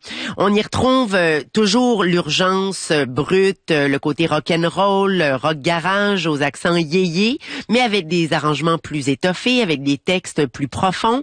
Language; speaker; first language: French; native; French